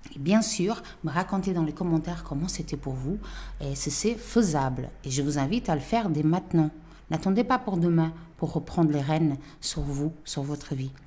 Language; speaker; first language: French; non-native, fluent; Portuguese